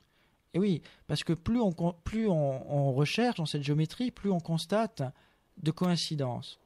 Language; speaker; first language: French; native; French